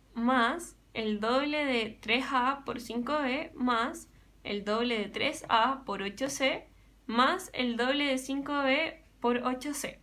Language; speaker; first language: Spanish; native; Spanish